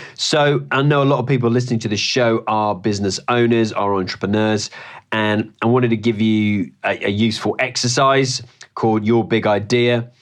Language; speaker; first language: English; native; English